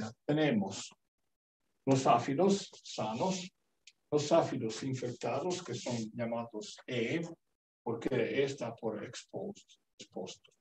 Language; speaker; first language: Spanish; non-native, learner; Italian